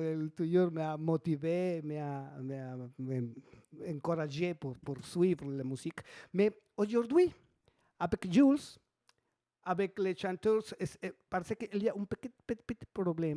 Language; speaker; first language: French; non-native, learner; Spanish